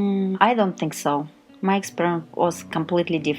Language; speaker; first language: English; non-native, fluent; Russian